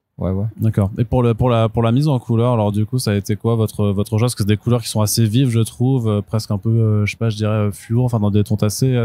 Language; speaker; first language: French; native; French